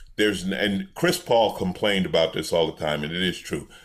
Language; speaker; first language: English; native; English